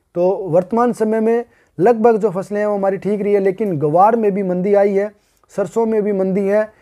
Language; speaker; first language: Hindi; native; Hindi